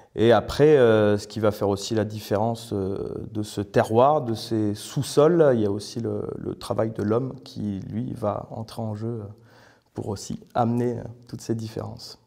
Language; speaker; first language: French; native; French